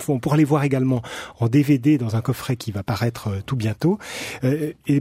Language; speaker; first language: French; native; French